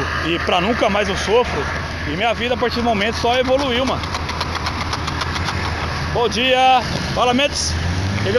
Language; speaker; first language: Portuguese; native; Portuguese